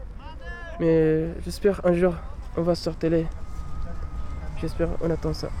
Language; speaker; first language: French; non-native, learner; Pashto